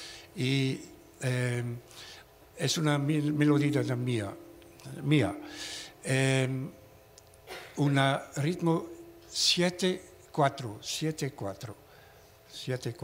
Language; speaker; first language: Spanish; non-native, learner; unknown